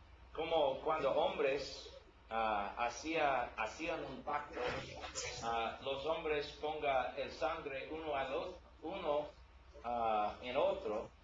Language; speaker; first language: Spanish; non-native, learner; English